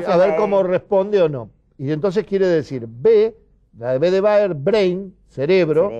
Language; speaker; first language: Spanish; native; Spanish